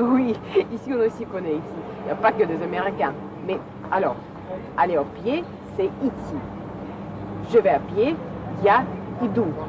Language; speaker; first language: French; non-native, fluent; Russian